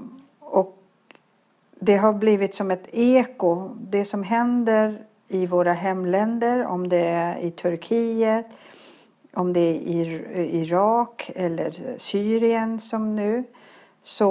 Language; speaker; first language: Swedish; early bilingual, other home language; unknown